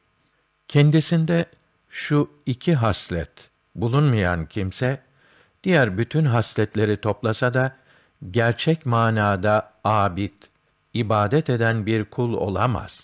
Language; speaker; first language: Turkish; native; Turkish